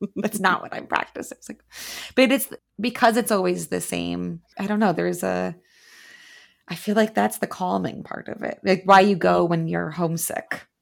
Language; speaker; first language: English; native; English